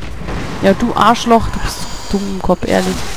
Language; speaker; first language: German; native; German